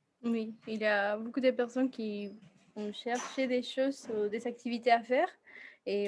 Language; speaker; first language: French; non-native, fluent; Spanish